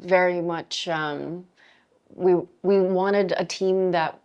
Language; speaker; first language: English; native; English